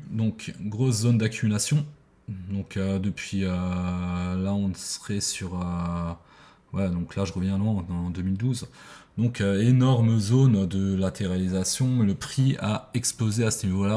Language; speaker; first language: French; native; French